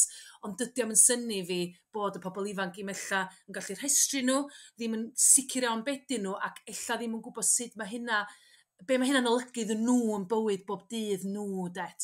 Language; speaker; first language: Welsh; native; Welsh